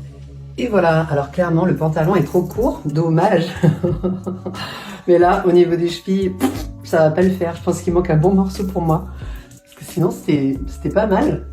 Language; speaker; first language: French; native; French